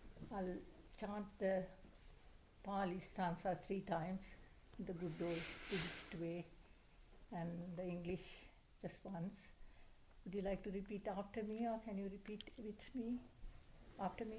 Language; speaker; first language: English; non-native, local second language; Sinhala